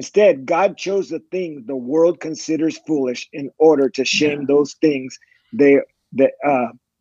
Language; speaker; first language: English; native; English